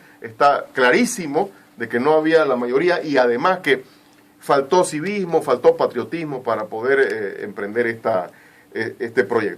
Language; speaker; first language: Spanish; native; Spanish